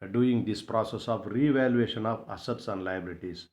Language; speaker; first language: English; non-native, local second language; Tamil